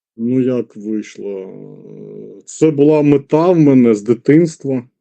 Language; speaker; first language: Ukrainian; non-native, local second language; Russian